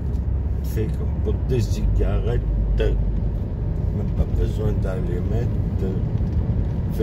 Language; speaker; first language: French; native; French